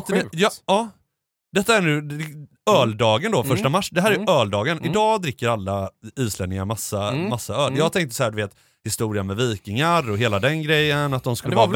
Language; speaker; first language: Swedish; native; Swedish